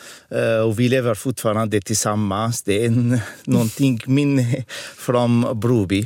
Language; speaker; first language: Swedish; non-native, fluent; Arabic